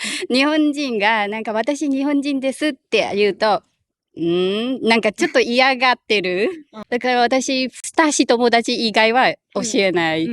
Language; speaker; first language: Japanese; non-native, learner; Khmer